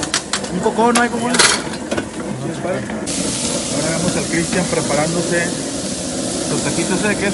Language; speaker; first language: Spanish; native; Spanish